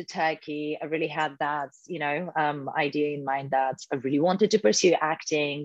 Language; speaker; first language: English; non-native, fluent; Bulgarian